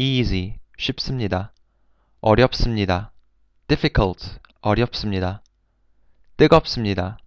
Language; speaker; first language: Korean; non-native, fluent; English